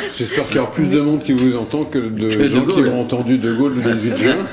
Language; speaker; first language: French; native; French